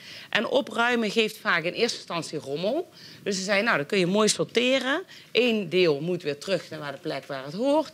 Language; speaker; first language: Dutch; native; Dutch